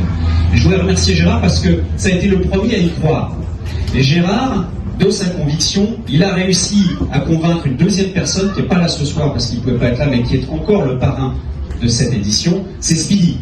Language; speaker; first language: French; native; French